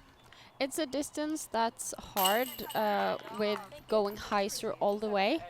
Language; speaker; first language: English; non-native, fluent; Norwegian